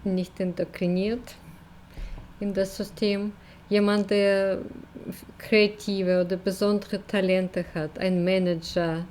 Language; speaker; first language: German; non-native, fluent; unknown